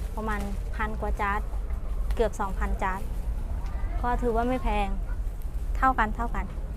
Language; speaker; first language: Thai; non-native, fluent; Mon